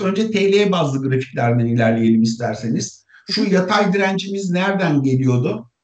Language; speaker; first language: Turkish; native; Turkish